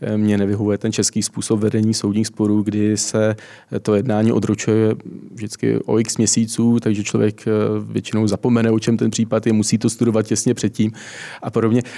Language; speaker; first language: Czech; native; Czech